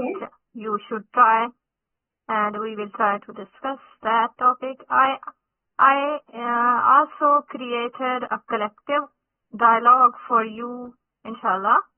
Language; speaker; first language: English; non-native, local second language; Urdu